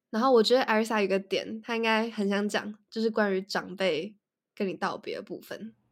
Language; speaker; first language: Chinese; native; Chinese